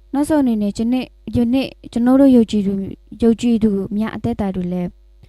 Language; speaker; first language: Burmese; non-native, local second language; S'gaw Karen